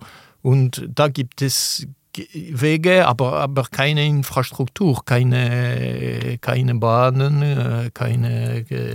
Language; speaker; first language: German; non-native, local second language; French